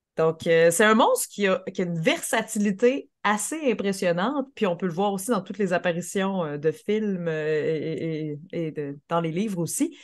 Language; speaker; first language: French; native; French